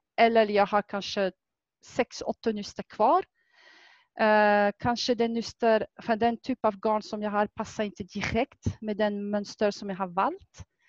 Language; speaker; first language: Swedish; non-native, fluent; French